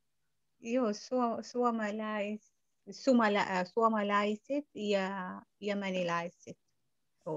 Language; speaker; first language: Finnish; non-native, learner; Arabic